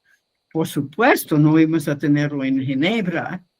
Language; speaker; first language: Spanish; non-native, fluent; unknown